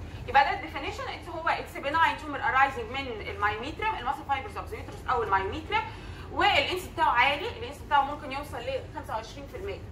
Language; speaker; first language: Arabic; native; Arabic